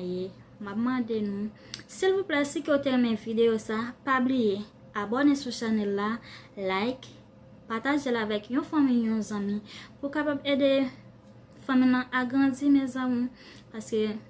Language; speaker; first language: French; non-native, learner; Haitian Creole